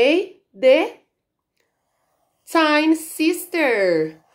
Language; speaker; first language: English; non-native, learner; Portuguese